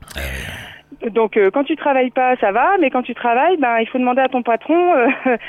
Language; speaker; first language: French; native; French